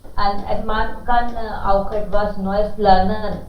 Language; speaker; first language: German; non-native, learner; Hindi